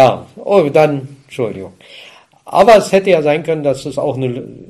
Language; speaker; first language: German; native; German